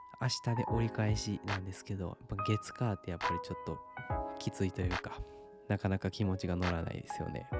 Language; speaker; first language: Japanese; native; Japanese